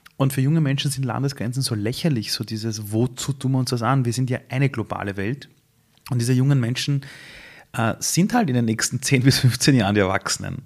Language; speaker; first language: German; early bilingual, other home language; Persian